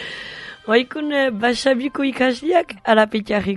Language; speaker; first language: Basque; native; Basque